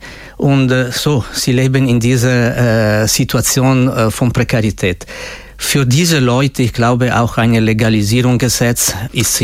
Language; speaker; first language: German; non-native, local second language; Italian